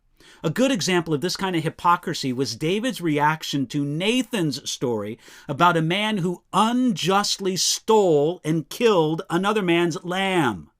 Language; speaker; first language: English; native; English